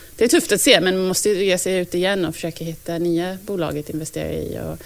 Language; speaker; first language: Swedish; non-native, fluent; English